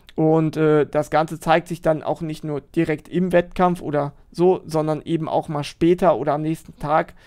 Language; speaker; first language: German; native; German